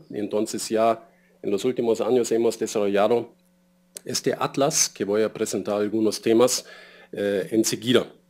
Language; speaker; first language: Spanish; non-native, fluent; German